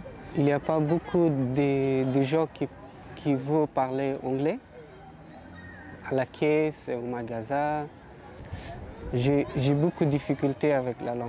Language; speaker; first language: French; non-native, learner; Persian